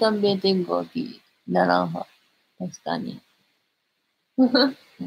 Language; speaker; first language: Spanish; non-native, learner; Japanese